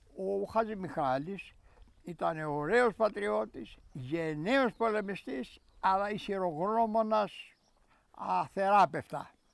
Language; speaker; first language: Greek; native; Greek